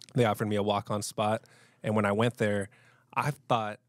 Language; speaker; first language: English; native; English